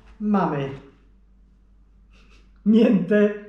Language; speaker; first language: Polish; native; Polish